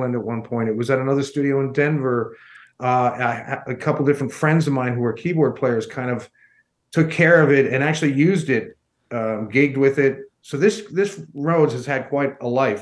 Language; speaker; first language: English; native; English